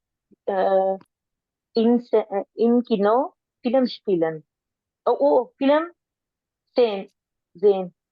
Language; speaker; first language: German; non-native, learner; Urdu